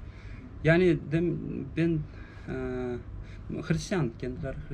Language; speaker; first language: Turkish; non-native, fluent; Russian